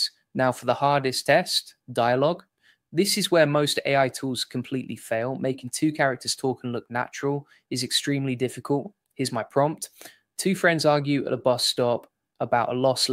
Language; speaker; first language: English; native; English